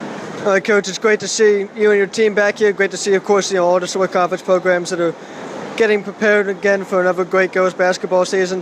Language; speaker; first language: English; native; English